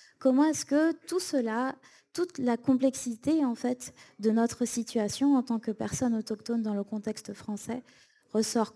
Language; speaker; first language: French; native; French